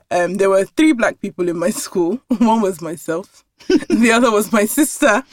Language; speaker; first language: English; non-native, local second language; Yoruba